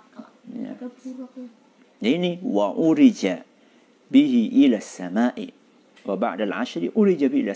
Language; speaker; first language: Indonesian; native; Indonesian